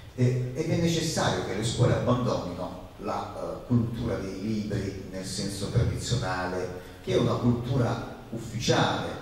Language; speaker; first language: Italian; native; Italian